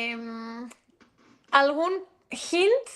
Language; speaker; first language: Spanish; non-native, fluent; Greek